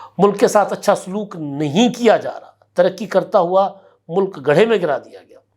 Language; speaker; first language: Urdu; non-native, local second language; Sindhi